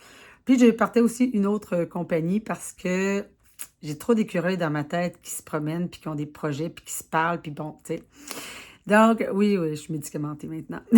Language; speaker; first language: French; native; French